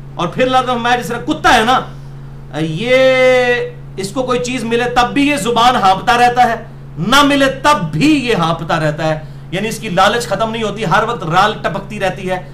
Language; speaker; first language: Urdu; non-native, local second language; Punjabi